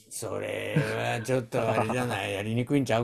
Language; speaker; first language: Japanese; native; Japanese